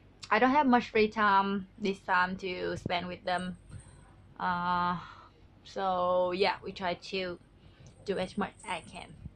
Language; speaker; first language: English; non-native, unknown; Vietnamese